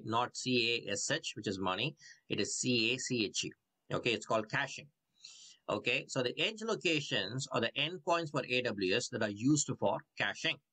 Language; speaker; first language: English; non-native, local second language; Tamil